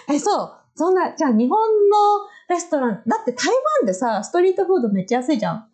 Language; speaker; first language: Japanese; native; Japanese